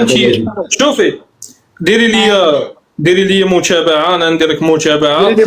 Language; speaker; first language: Arabic; native; Arabic